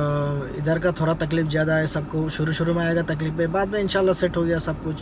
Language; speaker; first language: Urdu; non-native, learner; Bangla